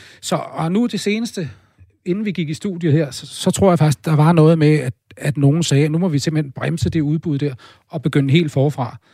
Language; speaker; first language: Danish; native; Danish